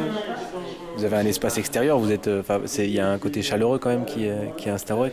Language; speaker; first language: French; native; French